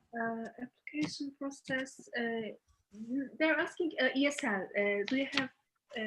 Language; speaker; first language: English; non-native, fluent; Turkish